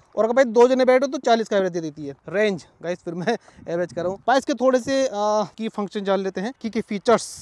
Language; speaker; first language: Hindi; native; Hindi